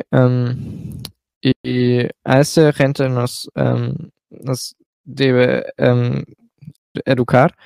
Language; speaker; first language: Spanish; non-native, learner; German